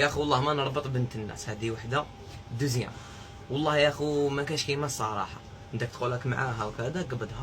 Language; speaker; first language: Arabic; native; Arabic